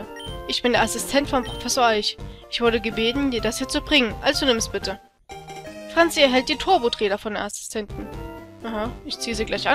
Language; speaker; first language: German; native; German